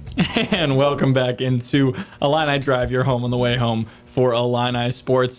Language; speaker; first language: English; native; English